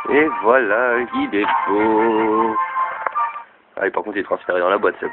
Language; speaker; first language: French; native; French